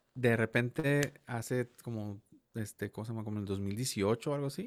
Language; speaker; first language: Spanish; early bilingual, heritage; Spanish